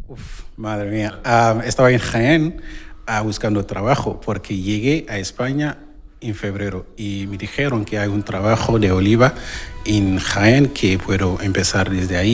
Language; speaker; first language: Spanish; non-native, learner; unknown